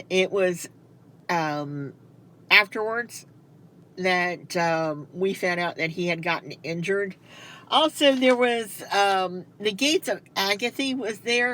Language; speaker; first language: English; native; English